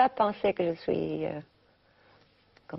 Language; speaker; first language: French; non-native, learner; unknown